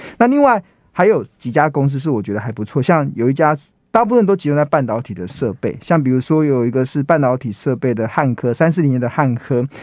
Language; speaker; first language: Chinese; native; Chinese